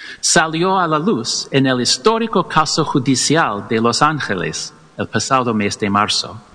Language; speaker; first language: Spanish; non-native, learner; English